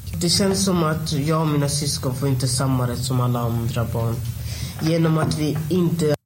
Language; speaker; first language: Swedish; early bilingual, other home language; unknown